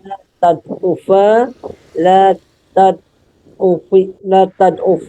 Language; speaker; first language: Arabic; non-native, learner; Indonesian